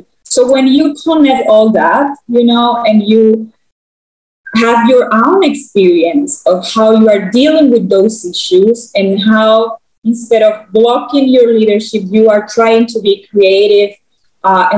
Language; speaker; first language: English; non-native, fluent; Spanish